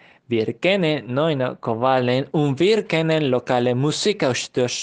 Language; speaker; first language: German; non-native, learner; Spanish